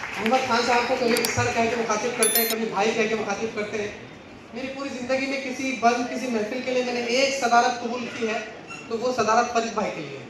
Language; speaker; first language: Urdu; native; Urdu